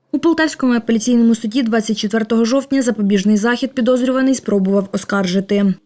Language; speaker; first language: Ukrainian; native; Ukrainian